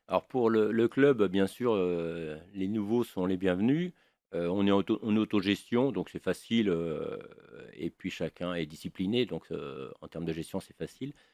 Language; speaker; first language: French; native; French